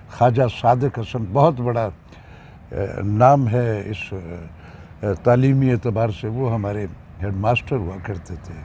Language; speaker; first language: Urdu; non-native, local second language; Punjabi